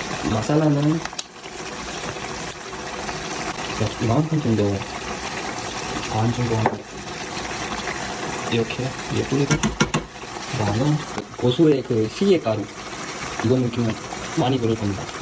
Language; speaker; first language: Korean; non-native, fluent; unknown